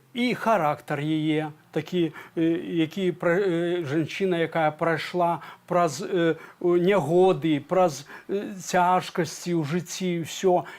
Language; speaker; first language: Belarusian; native; Belarusian